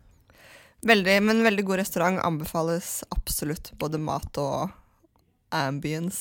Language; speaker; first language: Norwegian; native; Norwegian